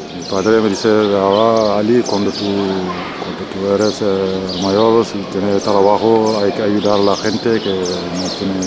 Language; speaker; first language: Spanish; non-native, learner; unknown